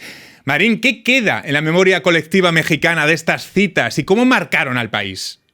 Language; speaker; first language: Spanish; native; Spanish